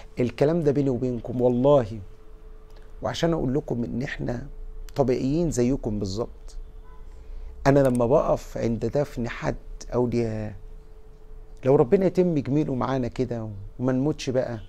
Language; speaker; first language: Arabic; native; Arabic